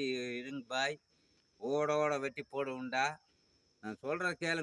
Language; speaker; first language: Tamil; native; Tamil